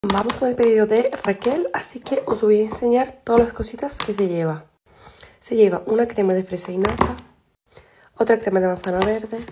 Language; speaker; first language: Spanish; native; Spanish